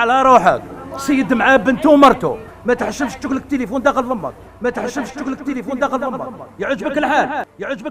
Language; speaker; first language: Arabic; native; Arabic